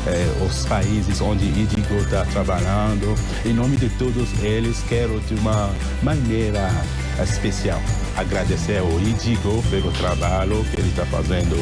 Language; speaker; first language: Portuguese; non-native, fluent; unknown